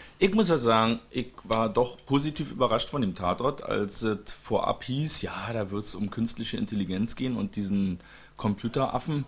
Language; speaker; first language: German; native; German